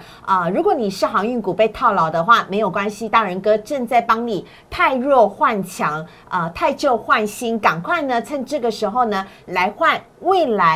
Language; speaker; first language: Chinese; native; Chinese